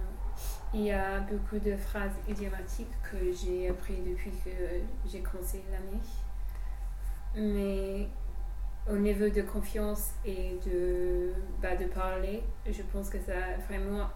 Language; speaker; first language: French; non-native, fluent; English